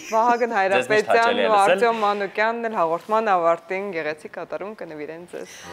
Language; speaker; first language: Armenian; native; Armenian